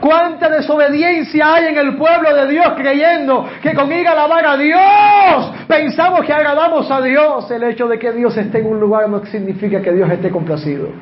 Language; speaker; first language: Spanish; native; Spanish